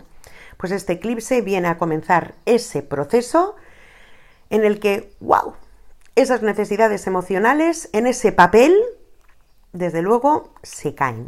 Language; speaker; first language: Spanish; native; Spanish